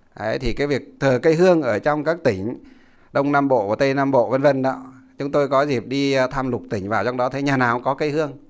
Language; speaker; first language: Vietnamese; non-native, local second language; Muong